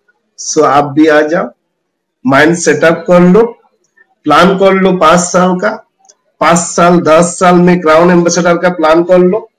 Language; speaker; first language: Hindi; non-native, fluent; Bangla